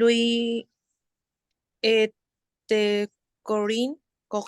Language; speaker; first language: French; non-native, learner; Spanish